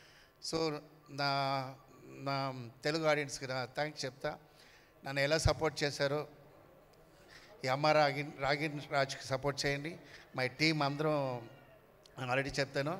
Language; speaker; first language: Telugu; non-native, fluent; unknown